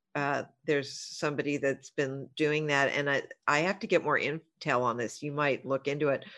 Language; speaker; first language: English; native; English